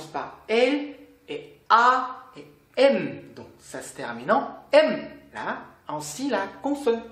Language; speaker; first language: French; non-native, fluent; Korean